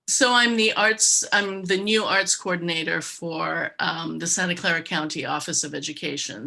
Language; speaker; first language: English; native; English